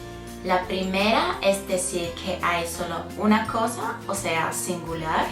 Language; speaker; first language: Spanish; non-native, fluent; English